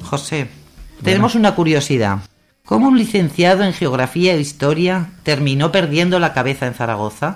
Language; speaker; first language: Spanish; native; Spanish